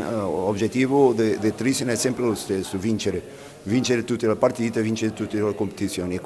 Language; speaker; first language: Italian; non-native, fluent; Portuguese